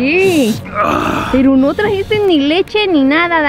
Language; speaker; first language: Spanish; native; Spanish